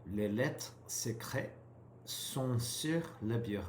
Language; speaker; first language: French; non-native, learner; English